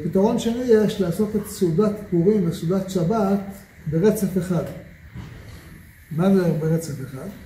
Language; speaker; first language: Hebrew; native; Hebrew